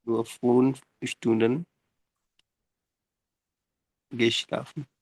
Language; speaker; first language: German; non-native, learner; Urdu